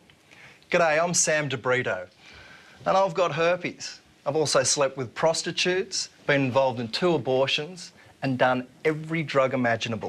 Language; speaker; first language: English; native; English